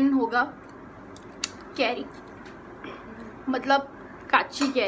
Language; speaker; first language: Hindi; non-native, local second language; Gujarati